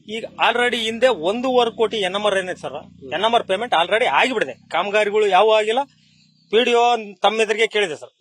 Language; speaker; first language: Kannada; native; Kannada